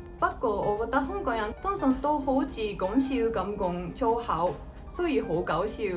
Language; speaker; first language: Cantonese; non-native, fluent; Japanese